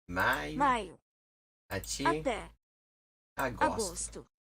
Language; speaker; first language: Portuguese; non-native, learner; English